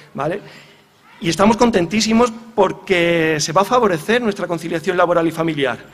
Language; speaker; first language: Spanish; native; Spanish